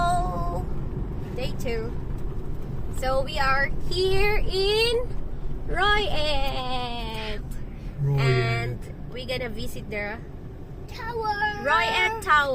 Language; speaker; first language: English; non-native, local second language; Filipino